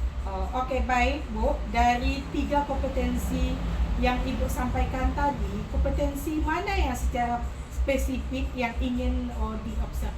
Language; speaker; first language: Indonesian; native; Indonesian